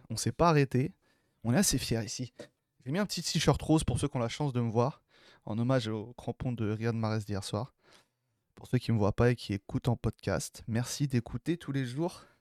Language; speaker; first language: French; native; French